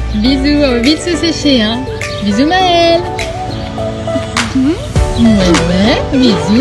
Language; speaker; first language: French; native; French